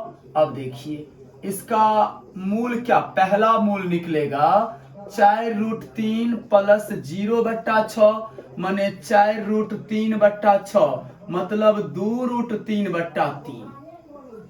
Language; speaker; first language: Hindi; native; Hindi